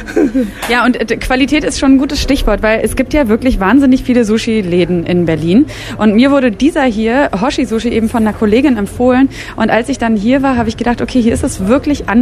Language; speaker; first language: German; native; German